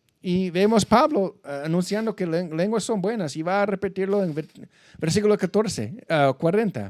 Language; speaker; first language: Spanish; non-native, fluent; English